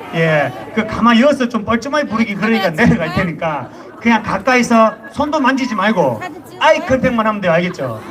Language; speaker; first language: Korean; native; Korean